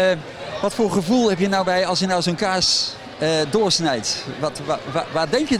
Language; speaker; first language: Dutch; native; Dutch